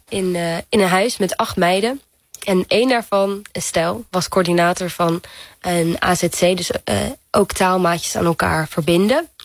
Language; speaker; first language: Dutch; non-native, fluent; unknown